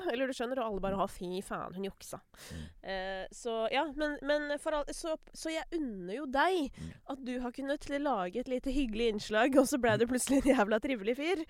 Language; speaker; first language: Norwegian; native; Norwegian